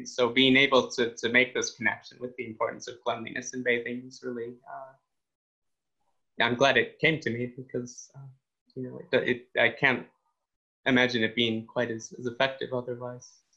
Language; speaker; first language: English; native; English